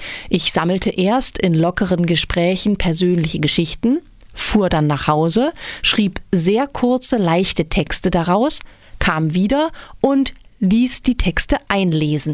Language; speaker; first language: German; native; German